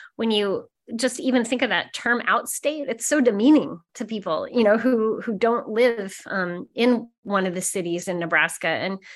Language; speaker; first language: English; native; English